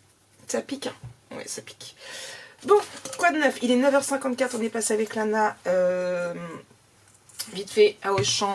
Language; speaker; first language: French; native; French